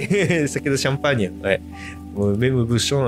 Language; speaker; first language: French; non-native, learner; Japanese